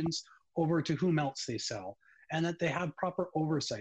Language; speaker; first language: English; native; English